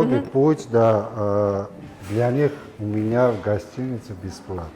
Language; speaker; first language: Russian; non-native, local second language; Armenian